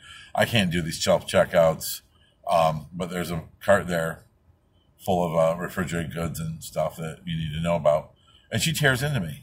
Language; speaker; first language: English; native; English